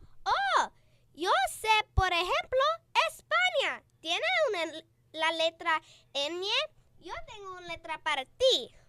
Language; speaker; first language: Spanish; non-native, learner; English